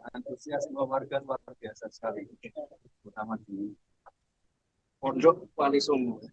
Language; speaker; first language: Indonesian; native; Indonesian